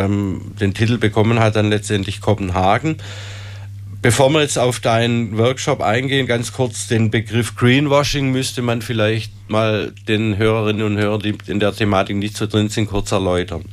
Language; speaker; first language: German; native; German